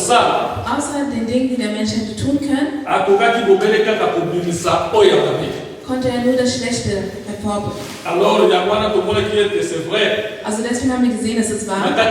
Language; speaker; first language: German; non-native, fluent; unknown